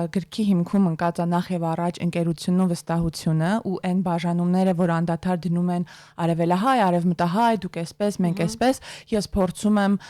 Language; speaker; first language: Armenian; native; Armenian